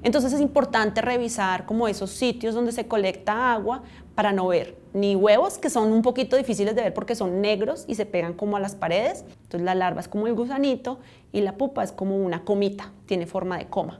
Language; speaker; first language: Spanish; native; Spanish